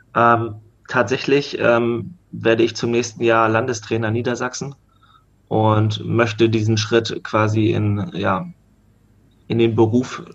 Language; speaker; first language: German; native; German